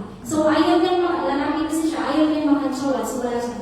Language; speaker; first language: Filipino; native; Filipino